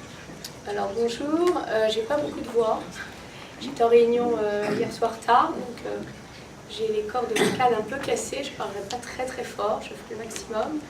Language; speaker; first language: French; native; French